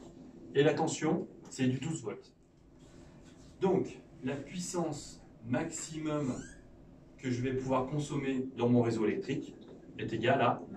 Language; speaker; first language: French; native; French